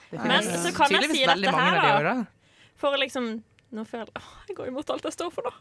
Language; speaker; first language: Norwegian; native; Norwegian